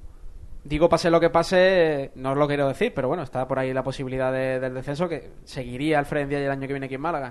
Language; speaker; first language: Spanish; native; Spanish